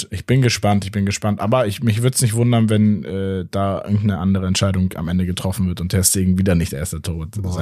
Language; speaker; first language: German; native; German